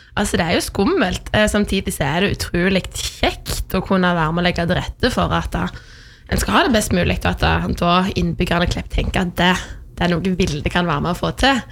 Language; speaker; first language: Norwegian; native; Norwegian